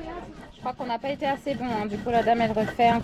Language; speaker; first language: French; native; French